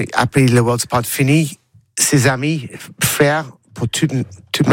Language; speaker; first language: French; non-native, learner; English